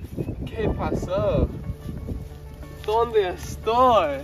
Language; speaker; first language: Spanish; non-native, learner; English